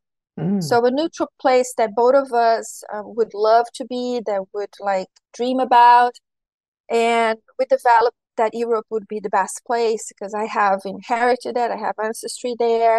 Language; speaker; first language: English; non-native, fluent; Portuguese